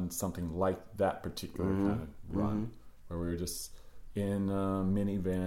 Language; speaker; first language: English; native; English